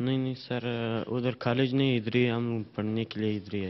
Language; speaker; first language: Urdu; non-native, local second language; Pashto